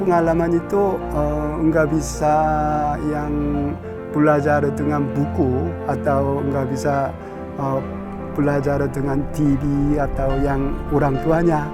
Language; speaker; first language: Indonesian; non-native, learner; Korean